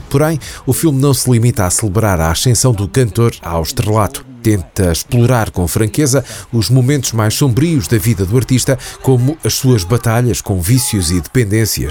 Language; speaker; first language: Portuguese; native; Portuguese